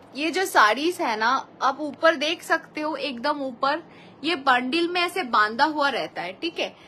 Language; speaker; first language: Hindi; non-native, local second language; Bangla